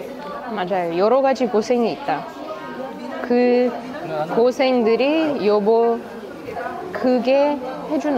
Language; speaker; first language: Korean; non-native, learner; Russian